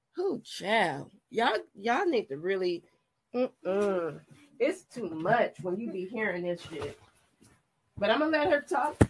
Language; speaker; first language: English; native; English